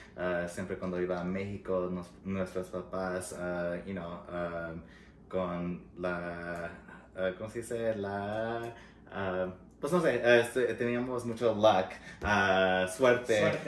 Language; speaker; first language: Spanish; early bilingual, heritage; Spanish